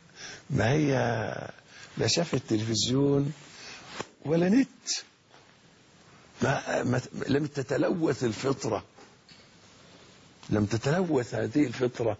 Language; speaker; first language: Arabic; native; Arabic